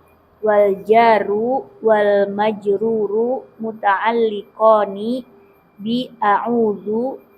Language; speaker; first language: Arabic; non-native, learner; Indonesian